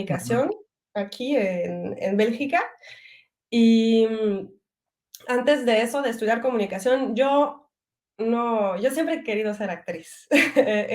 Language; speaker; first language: Spanish; early bilingual, heritage; French